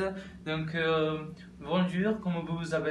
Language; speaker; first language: French; non-native, learner; Spanish